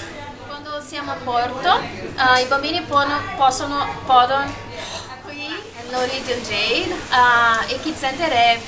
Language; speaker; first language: Italian; non-native, learner; Spanish